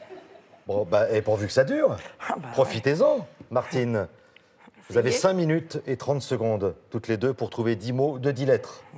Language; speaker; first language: French; native; French